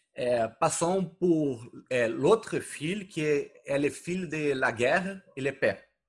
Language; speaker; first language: French; non-native, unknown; Portuguese